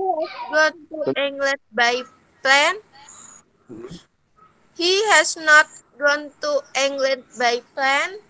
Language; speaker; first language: English; non-native, learner; Indonesian